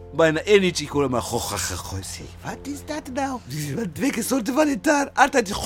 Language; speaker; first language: Dutch; non-native, learner; Rundi